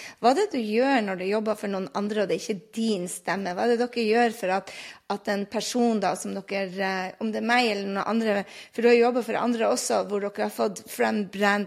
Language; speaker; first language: Norwegian; native; Norwegian